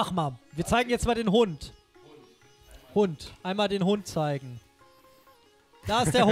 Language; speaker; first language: German; native; German